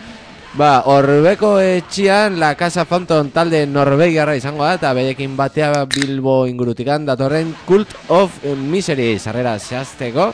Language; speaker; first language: Basque; native; Basque